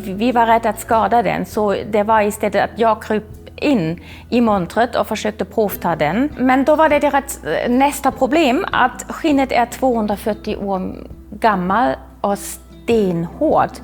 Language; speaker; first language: Swedish; non-native, fluent; German